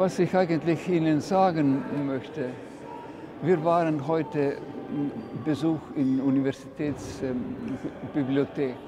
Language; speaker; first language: German; non-native, fluent; Estonian